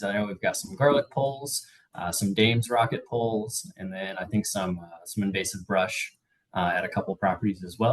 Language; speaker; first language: English; native; English